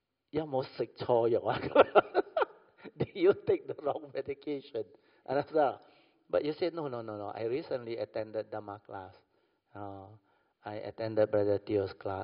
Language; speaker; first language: English; non-native, local second language; Min Nan Chinese